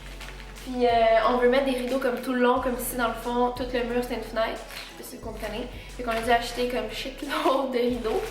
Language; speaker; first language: French; native; French